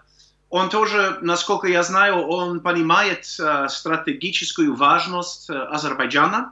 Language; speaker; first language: Russian; non-native, fluent; English